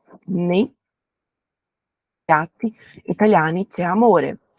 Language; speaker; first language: Italian; non-native, fluent; Portuguese